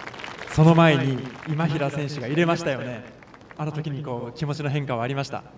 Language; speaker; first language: Japanese; native; Japanese